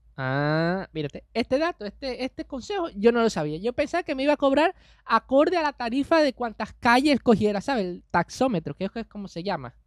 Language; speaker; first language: Spanish; native; Spanish